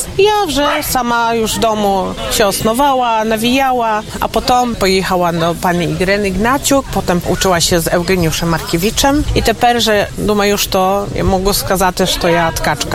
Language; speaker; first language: Polish; non-native, local second language; Ukrainian